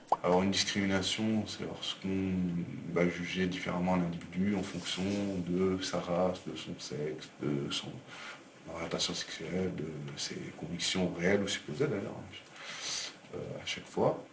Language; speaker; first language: French; native; French